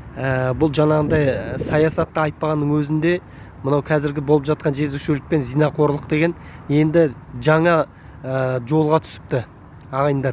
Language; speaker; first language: Kazakh; native; Kazakh